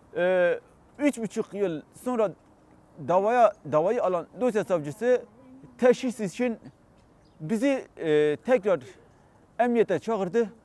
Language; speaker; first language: Turkish; non-native, local second language; Kurdish